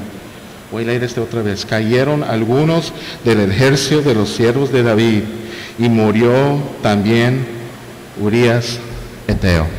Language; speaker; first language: Spanish; non-native, fluent; English